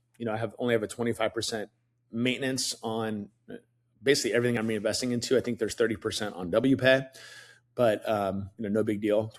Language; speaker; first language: English; native; English